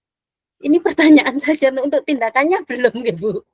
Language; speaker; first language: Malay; non-native, local second language; Javanese